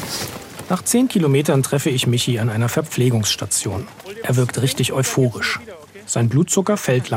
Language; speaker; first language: German; native; German